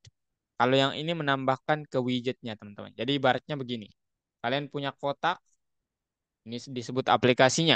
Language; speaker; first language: Indonesian; native; Indonesian